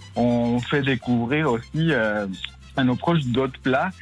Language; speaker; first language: French; non-native, fluent; Spanish